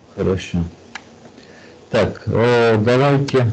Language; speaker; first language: Russian; native; Russian